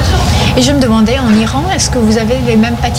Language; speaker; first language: French; native; French